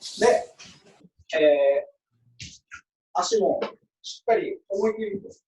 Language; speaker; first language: Japanese; native; Japanese